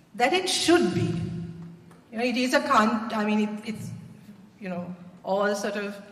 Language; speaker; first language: English; non-native, local second language; Sinhala